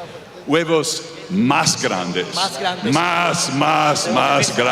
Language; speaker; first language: Spanish; non-native, learner; English